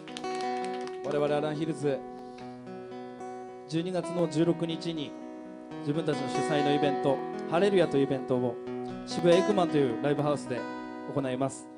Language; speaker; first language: Japanese; native; Japanese